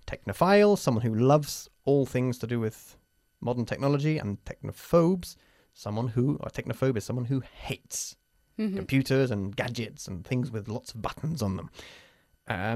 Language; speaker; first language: English; native; English